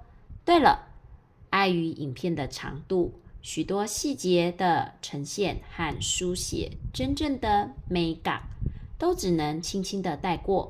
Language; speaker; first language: Chinese; native; Chinese